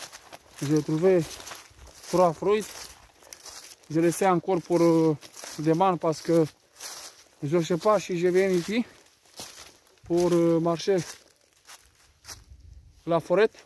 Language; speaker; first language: French; non-native, learner; Romanian